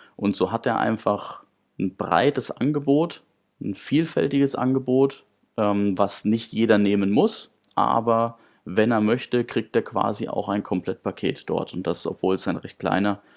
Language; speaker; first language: German; native; German